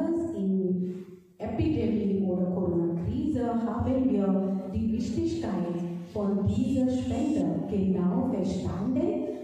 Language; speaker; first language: German; non-native, fluent; Marathi